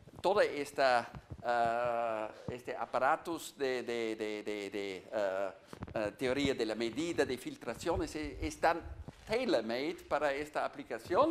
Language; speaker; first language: Spanish; non-native, fluent; German